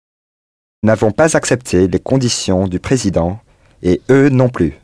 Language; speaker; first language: French; non-native, learner; English